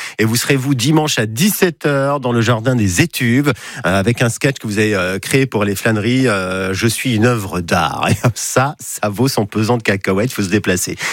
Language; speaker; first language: French; native; French